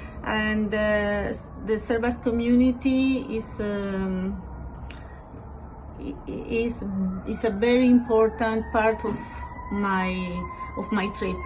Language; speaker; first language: English; non-native, fluent; Spanish